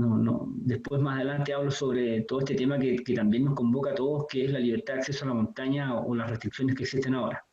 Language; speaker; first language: Spanish; native; Spanish